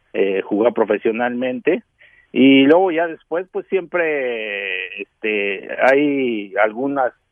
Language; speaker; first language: Spanish; native; Spanish